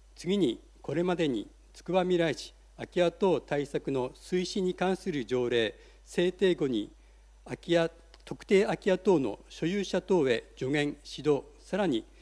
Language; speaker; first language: Japanese; native; Japanese